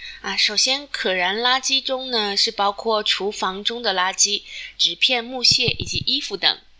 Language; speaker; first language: Chinese; native; Chinese